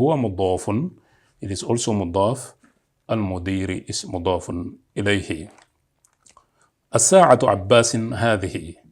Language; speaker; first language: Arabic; non-native, fluent; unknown